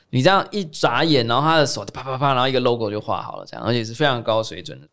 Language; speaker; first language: Chinese; native; Chinese